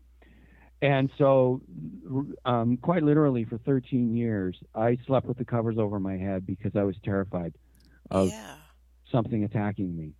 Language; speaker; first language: English; native; English